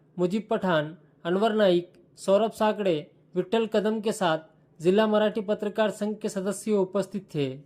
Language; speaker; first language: Hindi; non-native, local second language; Marathi